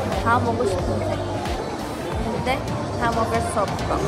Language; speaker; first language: Korean; non-native, learner; Chinese